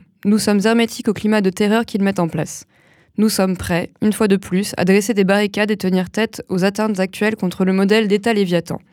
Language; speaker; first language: French; native; French